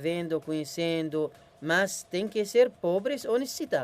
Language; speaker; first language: Portuguese; non-native, learner; Arabic